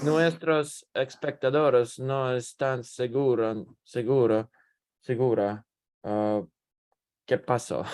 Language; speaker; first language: Spanish; non-native, learner; English